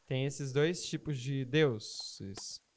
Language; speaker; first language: Portuguese; native; Portuguese